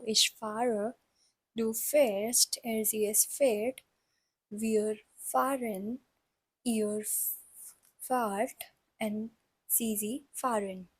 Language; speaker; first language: German; non-native, fluent; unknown